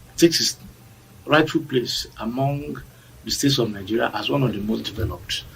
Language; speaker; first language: English; non-native, local second language; Yoruba